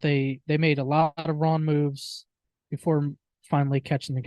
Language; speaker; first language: English; native; English